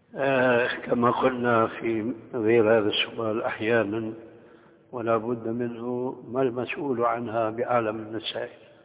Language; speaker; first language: Arabic; early bilingual, other home language; Albanian